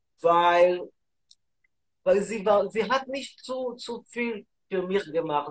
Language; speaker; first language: German; non-native, learner; Hebrew